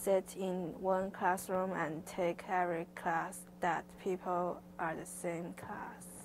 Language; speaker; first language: English; non-native, learner; Chinese